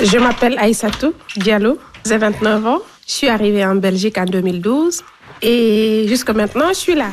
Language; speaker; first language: French; non-native, local second language; Fula